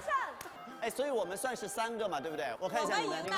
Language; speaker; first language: Chinese; native; Chinese